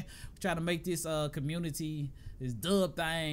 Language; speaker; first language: English; native; English